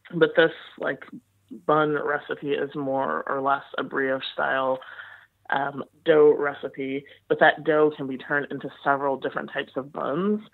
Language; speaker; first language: English; native; English